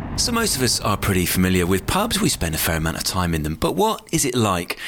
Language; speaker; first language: English; native; English